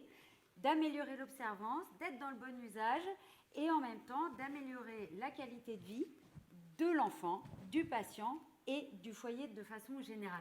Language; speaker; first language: French; native; French